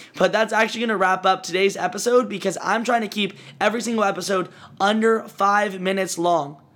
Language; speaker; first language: English; native; English